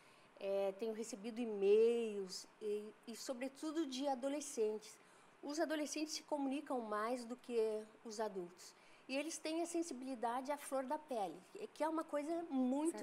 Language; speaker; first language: Portuguese; native; Portuguese